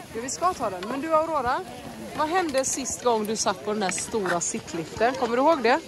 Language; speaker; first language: Swedish; native; Swedish